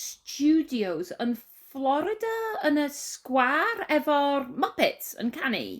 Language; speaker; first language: Welsh; non-native, learner; English